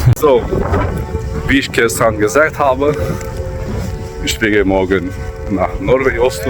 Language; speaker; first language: German; non-native, learner; Turkish